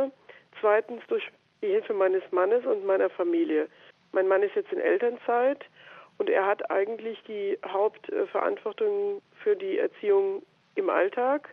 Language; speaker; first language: German; native; German